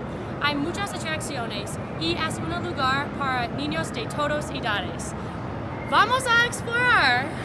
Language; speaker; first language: Spanish; non-native, learner; English